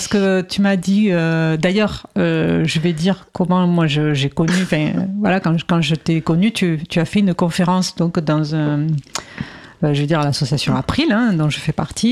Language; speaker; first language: French; native; French